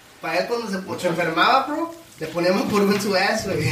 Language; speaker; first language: Spanish; early bilingual, heritage; Spanish